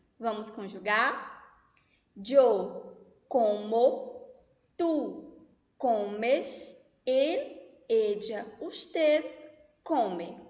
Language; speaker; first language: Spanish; non-native, fluent; Portuguese